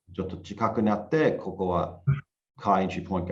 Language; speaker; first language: Japanese; non-native, learner; English